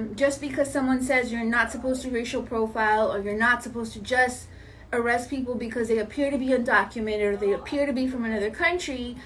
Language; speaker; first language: English; early bilingual, other home language; Spanish